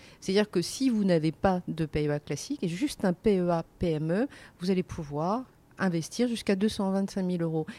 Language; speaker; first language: French; native; French